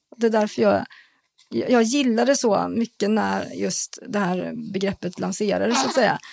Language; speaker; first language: Swedish; native; Swedish